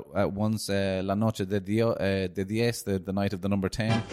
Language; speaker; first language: English; native; English